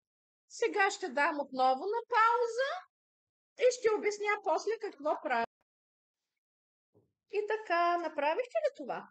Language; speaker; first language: Bulgarian; native; Bulgarian